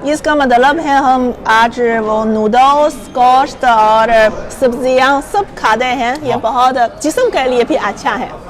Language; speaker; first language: Hindi; non-native, learner; Chinese